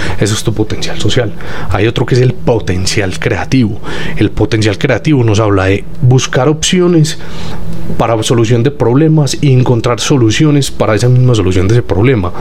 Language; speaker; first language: Spanish; native; Spanish